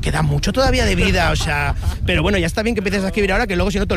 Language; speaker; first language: Spanish; native; Spanish